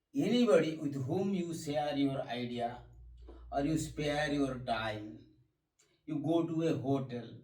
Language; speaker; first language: English; non-native, local second language; Hindi